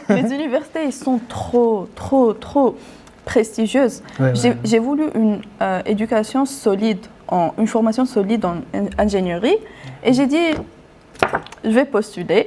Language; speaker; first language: French; non-native, local second language; Arabic